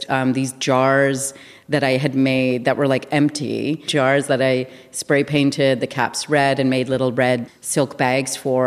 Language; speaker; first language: English; native; English